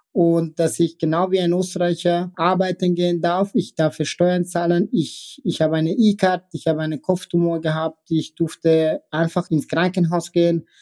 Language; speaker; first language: German; non-native, fluent; Persian